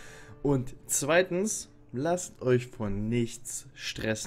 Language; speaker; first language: German; native; German